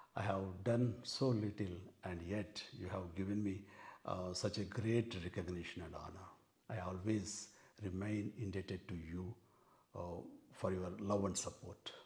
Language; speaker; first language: English; non-native, local second language; Telugu